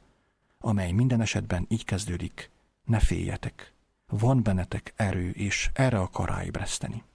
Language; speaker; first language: Hungarian; native; Hungarian